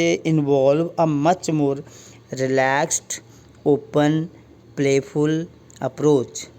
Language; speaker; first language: English; non-native, local second language; Punjabi